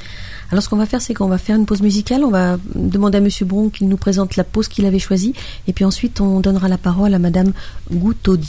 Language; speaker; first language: French; native; French